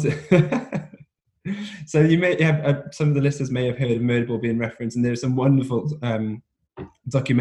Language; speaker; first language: English; native; English